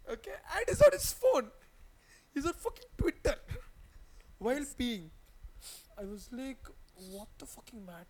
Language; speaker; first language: English; non-native, local second language; Tamil